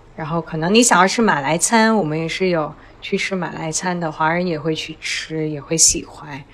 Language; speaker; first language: Chinese; native; Chinese